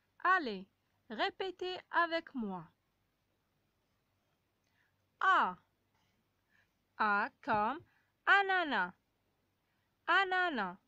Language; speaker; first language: French; non-native, local second language; Arabic